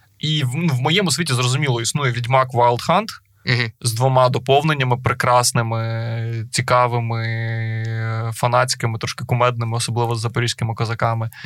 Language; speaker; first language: Ukrainian; native; Ukrainian